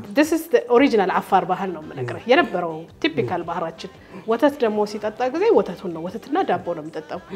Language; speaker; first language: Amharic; non-native, local second language; Afar